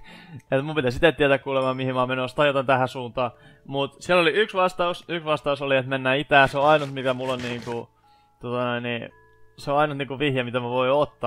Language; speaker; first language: Finnish; native; Finnish